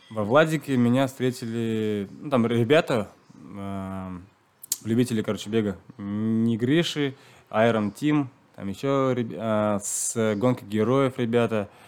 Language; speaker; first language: Russian; non-native, local second language; Chuvash